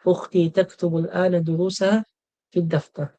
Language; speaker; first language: Arabic; non-native, fluent; Filipino